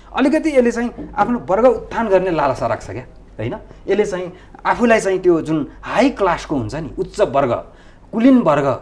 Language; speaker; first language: Nepali; native; Nepali